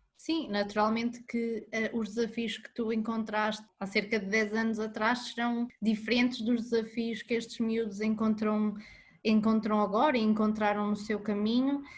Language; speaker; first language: Portuguese; native; Portuguese